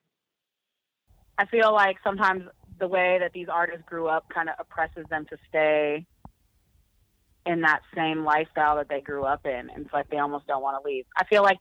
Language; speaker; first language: English; native; English